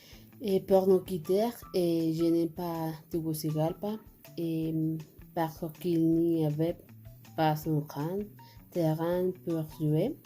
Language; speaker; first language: French; non-native, learner; Spanish